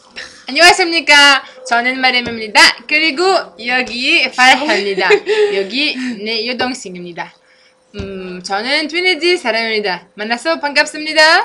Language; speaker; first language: Korean; non-native, learner; Arabic